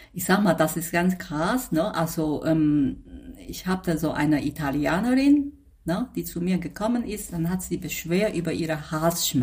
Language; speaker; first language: German; non-native, fluent; Chinese